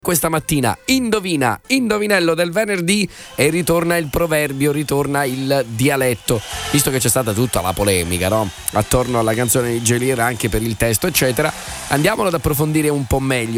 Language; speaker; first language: Italian; native; Italian